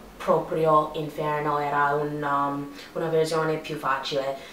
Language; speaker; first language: Italian; non-native, fluent; English